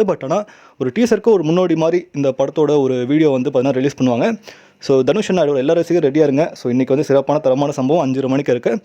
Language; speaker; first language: Tamil; native; Tamil